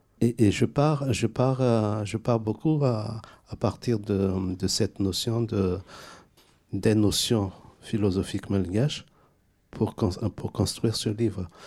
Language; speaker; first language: French; non-native, local second language; Malagasy